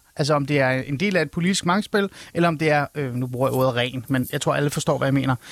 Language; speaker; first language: Danish; early bilingual, other home language; Persian